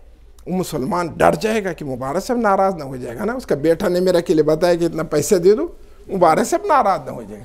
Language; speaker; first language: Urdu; non-native, local second language; Pashto